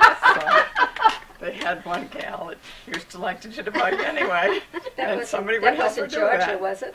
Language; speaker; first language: English; native; English